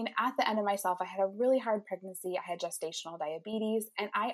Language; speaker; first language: English; native; English